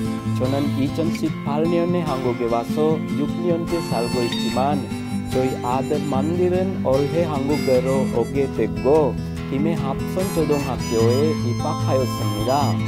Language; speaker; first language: Korean; non-native, fluent; Sinhala